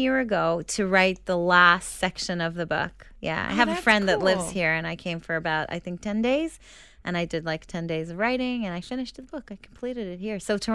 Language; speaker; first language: English; non-native, fluent; Hebrew